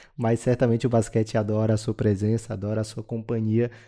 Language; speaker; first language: Portuguese; native; Portuguese